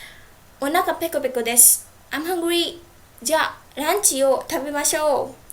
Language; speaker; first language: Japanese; non-native, fluent; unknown